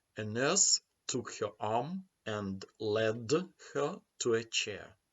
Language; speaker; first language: English; non-native, fluent; Ukrainian